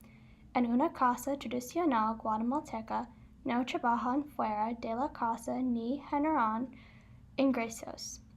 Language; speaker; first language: Spanish; non-native, learner; English